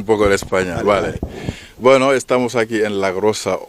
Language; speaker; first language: Spanish; non-native, fluent; Wolof